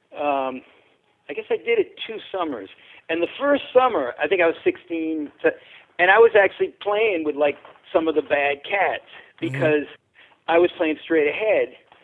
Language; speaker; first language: English; native; English